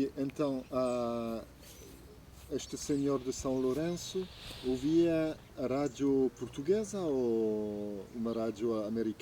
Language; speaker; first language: Portuguese; non-native, fluent; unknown